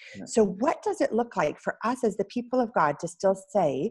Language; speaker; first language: English; native; English